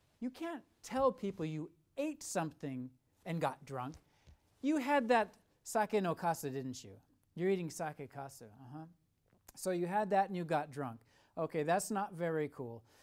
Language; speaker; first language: English; native; English